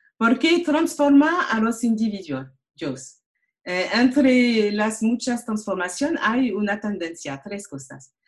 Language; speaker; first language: Spanish; non-native, learner; French